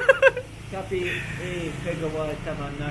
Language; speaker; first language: Indonesian; non-native, fluent; English